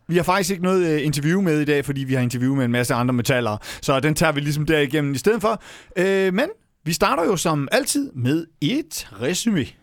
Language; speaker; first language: Danish; native; Danish